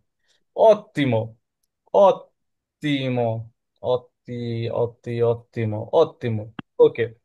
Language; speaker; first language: Italian; non-native, learner; Bangla